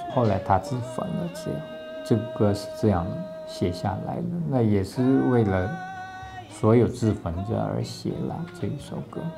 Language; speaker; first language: Chinese; non-native, local second language; Tibetan